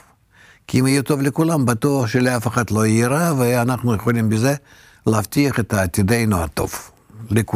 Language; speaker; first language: Hebrew; non-native, fluent; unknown